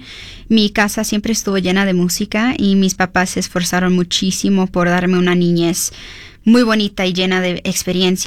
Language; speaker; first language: Spanish; early bilingual, heritage; Spanish